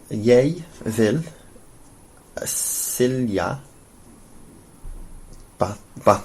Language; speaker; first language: Icelandic; non-native, learner; English